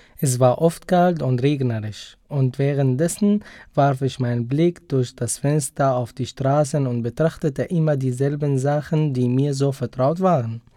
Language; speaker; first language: German; non-native, fluent; Arabic